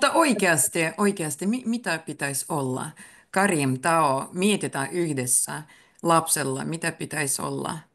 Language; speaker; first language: Finnish; native; Finnish